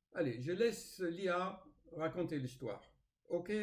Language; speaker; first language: French; non-native, fluent; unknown